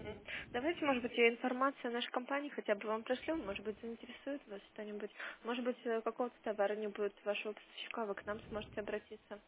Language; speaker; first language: Russian; native; Russian